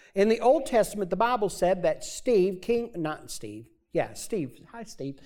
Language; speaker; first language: English; native; English